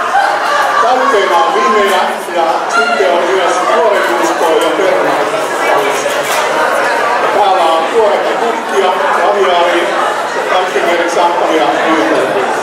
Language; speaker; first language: Finnish; non-native, learner; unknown